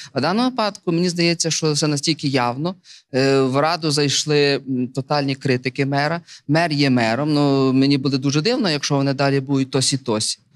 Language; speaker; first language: Ukrainian; native; Ukrainian